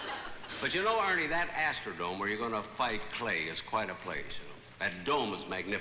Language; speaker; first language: English; native; English